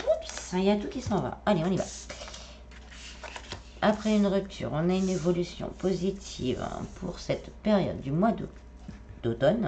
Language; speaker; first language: French; native; French